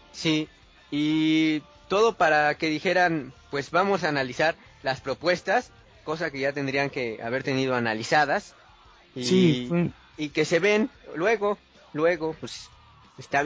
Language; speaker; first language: Spanish; native; Spanish